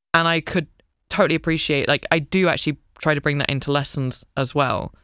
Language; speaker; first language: English; native; English